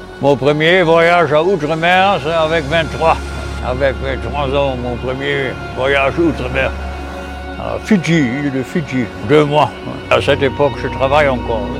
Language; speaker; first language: French; non-native, learner; German